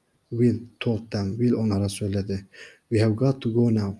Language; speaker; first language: English; non-native, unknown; Turkish